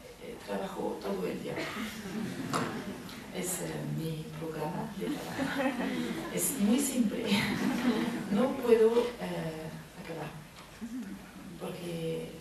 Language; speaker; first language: Spanish; non-native, learner; French